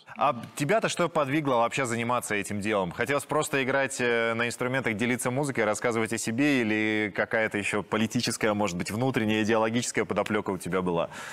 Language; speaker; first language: Russian; native; Russian